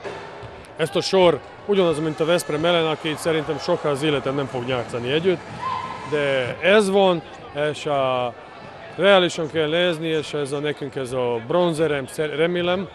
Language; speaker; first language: Hungarian; non-native, learner; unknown